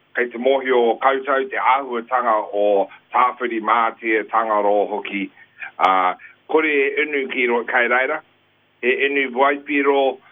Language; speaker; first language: Māori; non-native, local second language; English